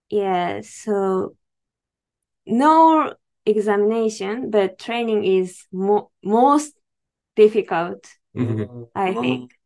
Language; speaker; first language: English; non-native, learner; Japanese